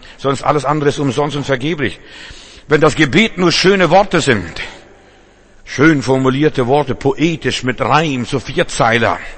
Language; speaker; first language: German; non-native, fluent; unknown